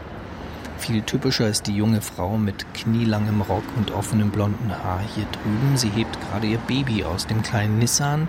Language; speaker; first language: German; native; German